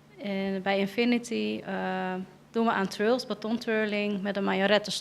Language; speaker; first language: Dutch; native; Dutch